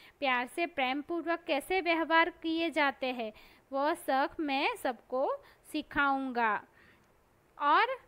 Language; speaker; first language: Hindi; non-native, local second language; Gujarati